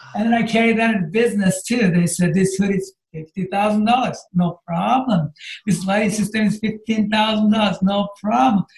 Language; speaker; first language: English; non-native, fluent; Japanese